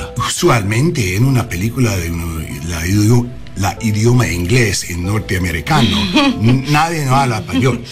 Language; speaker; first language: Spanish; non-native, learner; English